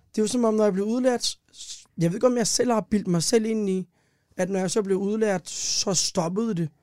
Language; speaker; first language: Danish; early bilingual, other home language; Turkish